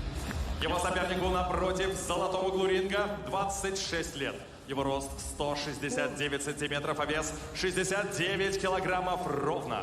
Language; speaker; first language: Russian; native; Russian